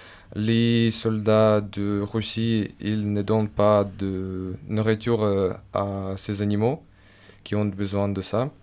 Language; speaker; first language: French; non-native, fluent; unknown